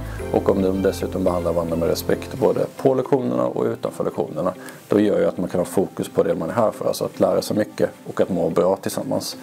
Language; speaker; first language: Swedish; native; Swedish